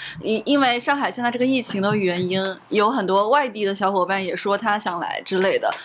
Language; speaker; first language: Chinese; native; Chinese